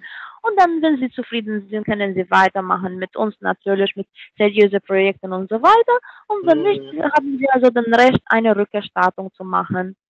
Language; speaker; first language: German; non-native, fluent; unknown